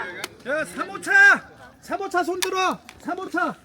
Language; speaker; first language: Korean; native; Korean